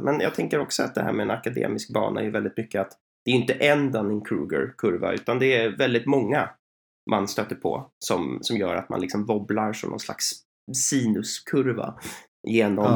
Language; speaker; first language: Swedish; native; Swedish